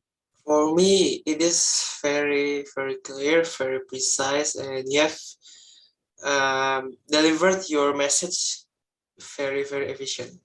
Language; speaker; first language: English; non-native, learner; Indonesian